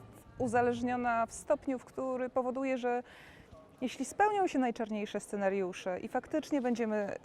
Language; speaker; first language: Polish; native; Polish